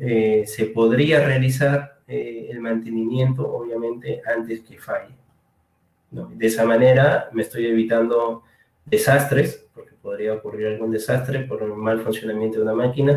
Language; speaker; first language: Spanish; native; Spanish